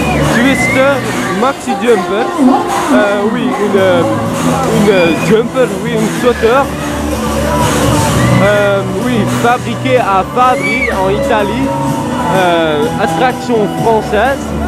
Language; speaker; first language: French; non-native, learner; Dutch